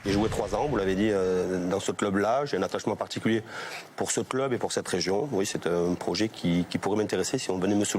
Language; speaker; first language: French; native; French